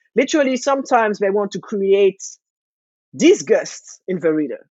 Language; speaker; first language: English; non-native, fluent; French